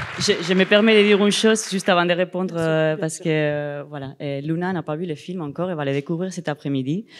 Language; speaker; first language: French; non-native, fluent; Spanish